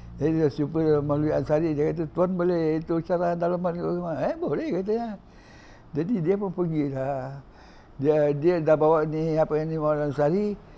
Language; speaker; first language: Malay; native; Malay